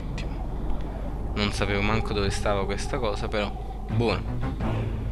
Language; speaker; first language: Italian; native; Italian